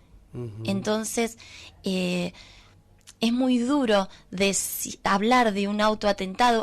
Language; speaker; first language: Spanish; native; Spanish